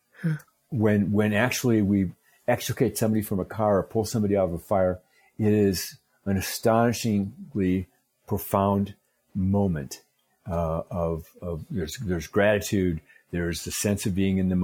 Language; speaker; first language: English; native; English